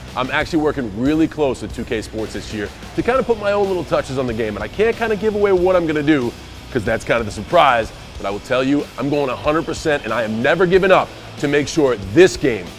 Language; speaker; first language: English; native; English